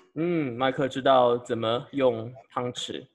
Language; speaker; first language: Chinese; non-native, fluent; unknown